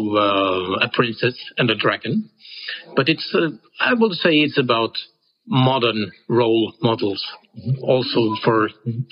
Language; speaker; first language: English; non-native, fluent; Norwegian